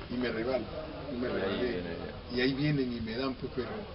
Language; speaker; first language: Spanish; native; Spanish